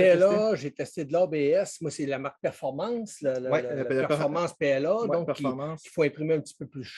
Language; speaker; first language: French; native; French